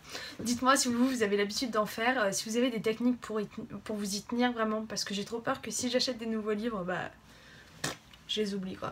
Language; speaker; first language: French; native; French